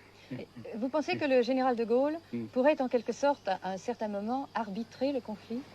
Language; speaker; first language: French; native; French